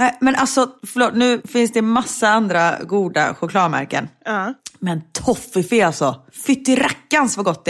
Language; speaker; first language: Swedish; native; Swedish